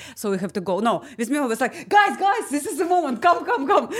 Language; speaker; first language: English; non-native, learner; Ukrainian